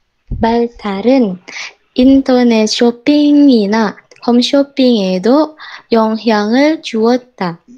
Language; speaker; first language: Korean; non-native, learner; Indonesian